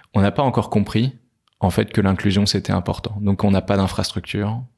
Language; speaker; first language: French; native; French